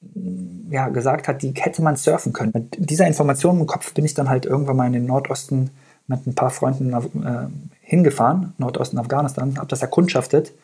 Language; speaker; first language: German; early bilingual, other home language; Persian